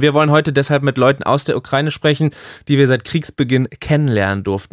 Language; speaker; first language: German; native; German